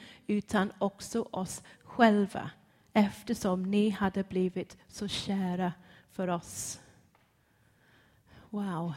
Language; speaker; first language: Swedish; non-native, fluent; English